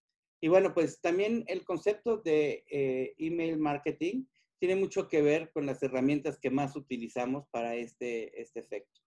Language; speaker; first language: Spanish; native; Spanish